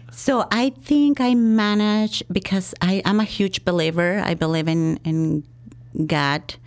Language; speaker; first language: English; non-native, fluent; Spanish